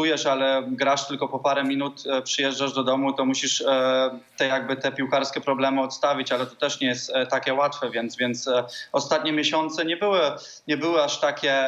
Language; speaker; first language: Polish; early bilingual, heritage; Polish